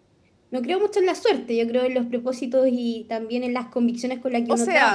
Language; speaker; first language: Spanish; native; Spanish